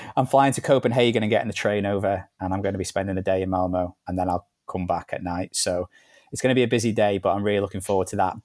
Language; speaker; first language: English; native; English